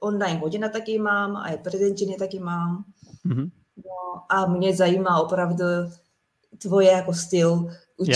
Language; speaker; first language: Czech; non-native, learner; Japanese